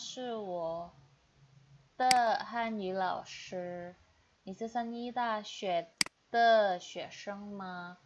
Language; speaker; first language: Chinese; non-native, fluent; Indonesian